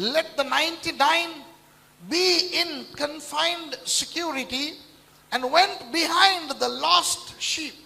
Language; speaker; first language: English; non-native, local second language; Tamil